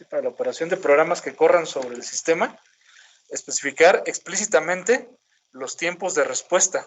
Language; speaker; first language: Spanish; native; Spanish